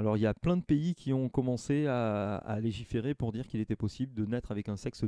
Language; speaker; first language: French; native; French